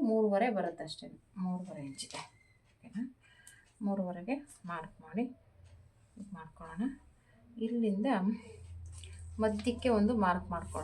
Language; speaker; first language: Kannada; native; Kannada